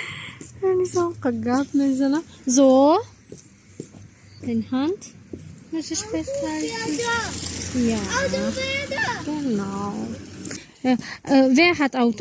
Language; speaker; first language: German; non-native, fluent; Tajik